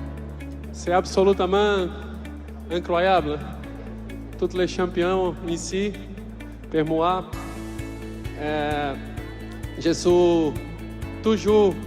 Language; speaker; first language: French; non-native, learner; Portuguese